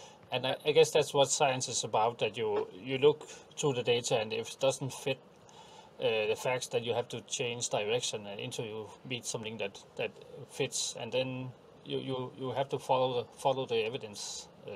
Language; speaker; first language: English; non-native, fluent; Danish